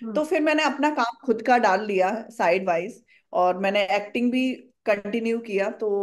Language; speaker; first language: Hindi; native; Hindi